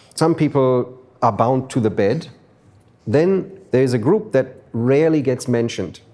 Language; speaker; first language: English; non-native, fluent; German